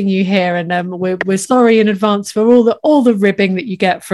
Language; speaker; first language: English; native; English